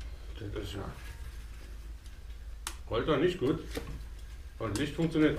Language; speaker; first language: German; native; German